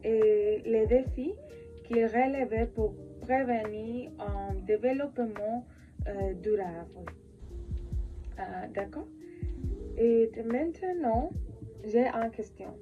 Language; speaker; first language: French; non-native, learner; Spanish